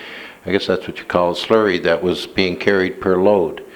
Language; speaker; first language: English; native; English